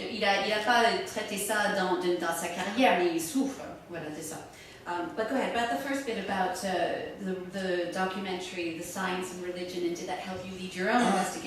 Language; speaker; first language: French; native; French